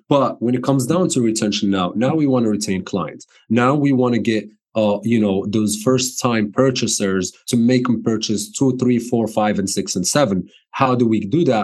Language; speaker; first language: English; non-native, fluent; Arabic